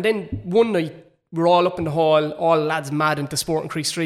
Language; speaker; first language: English; native; English